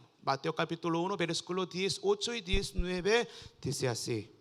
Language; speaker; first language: Spanish; non-native, learner; Korean